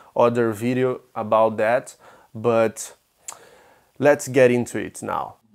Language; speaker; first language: English; non-native, fluent; Portuguese